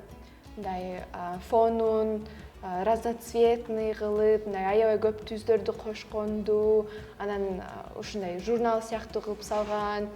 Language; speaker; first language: Kyrgyz; early bilingual, heritage; Kyrgyz